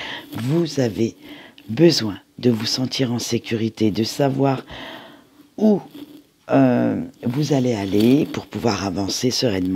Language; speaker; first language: French; native; French